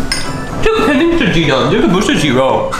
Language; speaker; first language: Chinese; non-native, fluent; English